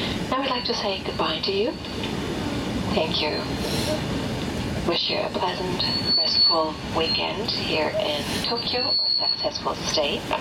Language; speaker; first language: English; non-native, fluent; German